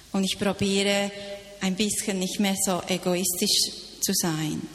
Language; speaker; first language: German; non-native, learner; Cantonese